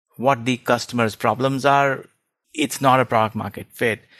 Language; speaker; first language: English; non-native, local second language; Hindi